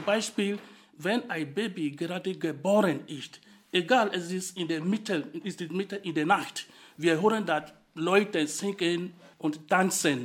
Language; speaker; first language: German; non-native, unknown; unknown